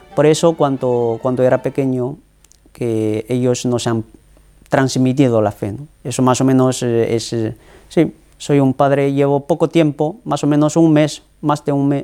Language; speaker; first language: Spanish; non-native, fluent; Chinese